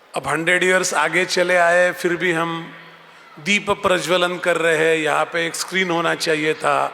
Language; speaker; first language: Hindi; non-native, local second language; Marathi